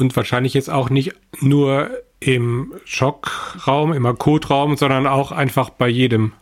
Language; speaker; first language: German; native; German